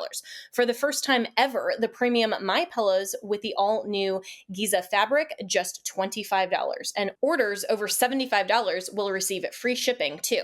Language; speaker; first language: English; native; English